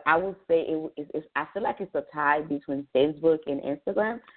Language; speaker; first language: English; non-native, fluent; Haitian Creole